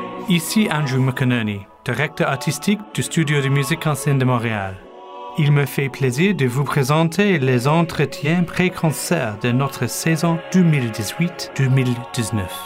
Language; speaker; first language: French; non-native, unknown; English